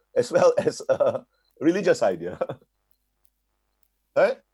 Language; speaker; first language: English; native; English